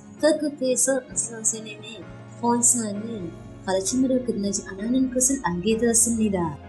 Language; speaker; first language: Korean; non-native, learner; Sinhala